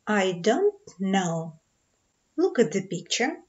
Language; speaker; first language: English; non-native, fluent; Ukrainian